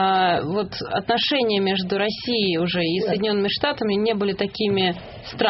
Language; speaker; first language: Russian; native; Russian